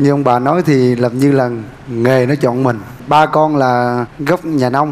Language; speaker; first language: Vietnamese; native; Vietnamese